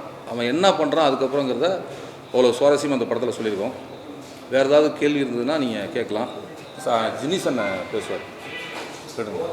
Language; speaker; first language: Tamil; native; Tamil